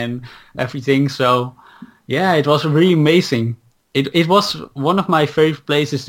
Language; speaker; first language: English; non-native, fluent; Dutch